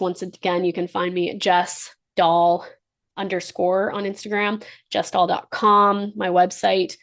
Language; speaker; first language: English; native; English